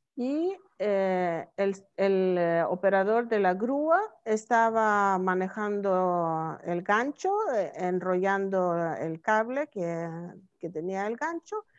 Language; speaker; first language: Spanish; non-native, fluent; Norwegian